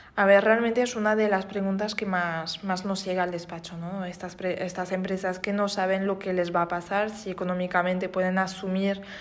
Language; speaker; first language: Spanish; non-native, fluent; French